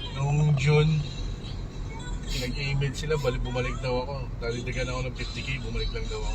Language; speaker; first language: Filipino; native; Filipino